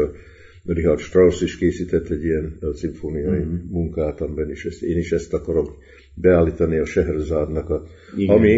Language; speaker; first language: Hungarian; early bilingual, heritage; Hungarian